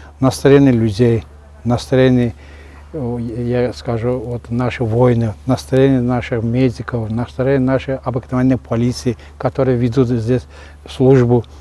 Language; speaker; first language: Russian; non-native, local second language; Azerbaijani